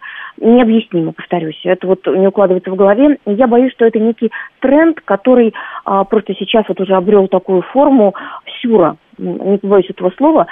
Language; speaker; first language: Russian; native; Russian